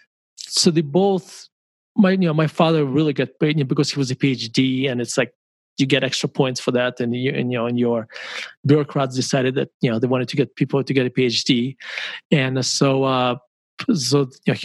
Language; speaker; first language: English; non-native, fluent; Russian